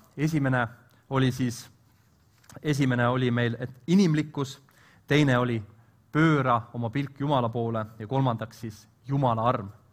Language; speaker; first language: Estonian; native; Estonian